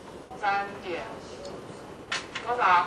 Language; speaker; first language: Chinese; native; Chinese